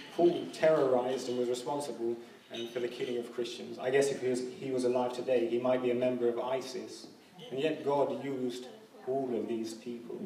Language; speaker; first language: English; native; English